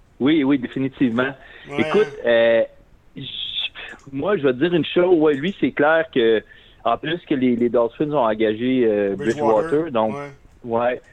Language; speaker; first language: French; native; French